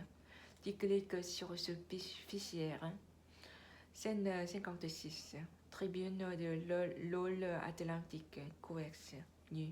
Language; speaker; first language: French; non-native, learner; Korean